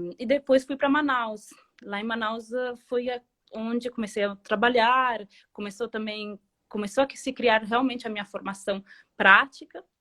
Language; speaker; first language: Portuguese; non-native, fluent; Italian